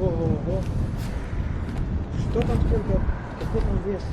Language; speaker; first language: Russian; non-native, local second language; Ukrainian